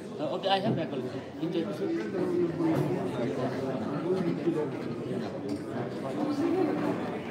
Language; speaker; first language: English; non-native, learner; Nepali